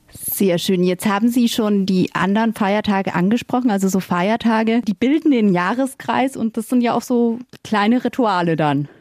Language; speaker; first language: German; native; German